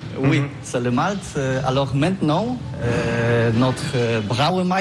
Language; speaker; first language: French; non-native, learner; Polish